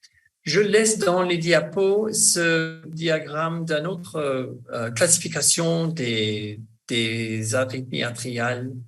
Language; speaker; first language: French; non-native, fluent; English